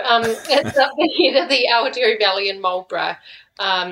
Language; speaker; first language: English; native; English